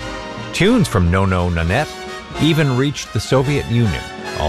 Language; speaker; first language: English; native; English